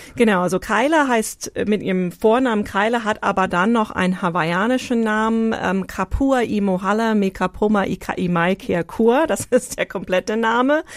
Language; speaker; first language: German; non-native, fluent; English